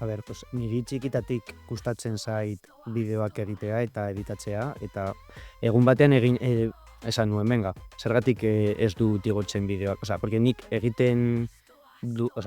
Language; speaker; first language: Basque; non-native, local second language; Spanish